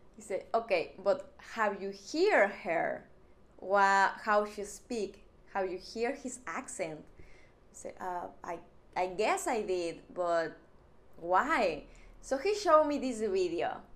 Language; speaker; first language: English; non-native, fluent; Spanish